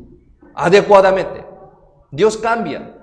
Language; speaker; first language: Spanish; non-native, fluent; Korean